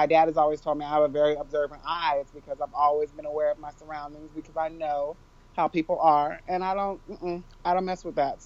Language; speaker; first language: English; native; English